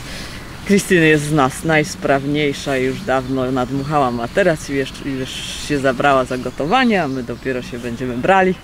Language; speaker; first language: Polish; native; Polish